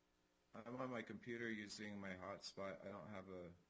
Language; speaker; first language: English; native; English